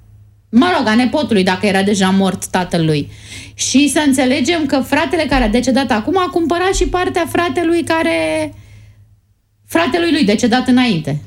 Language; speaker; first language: Romanian; native; Romanian